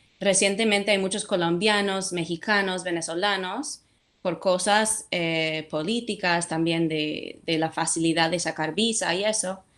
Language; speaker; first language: Spanish; non-native, fluent; English